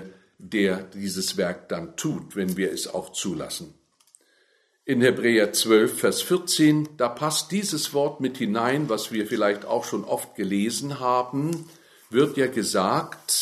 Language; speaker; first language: German; native; German